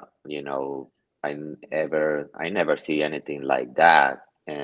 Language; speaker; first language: English; non-native, learner; Spanish